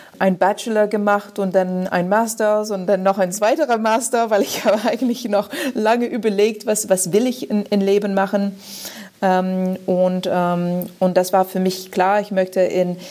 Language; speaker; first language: German; non-native, fluent; French